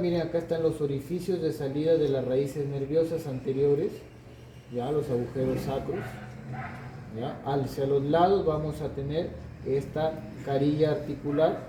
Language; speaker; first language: Spanish; native; Spanish